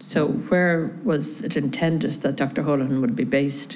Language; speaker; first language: English; native; English